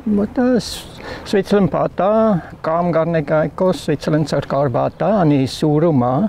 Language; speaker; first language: Nepali; non-native, learner; German